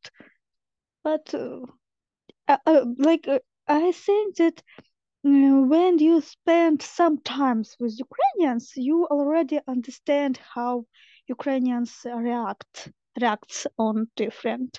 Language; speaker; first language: English; non-native, fluent; Ukrainian